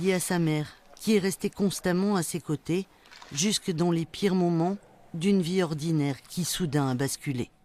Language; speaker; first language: French; native; French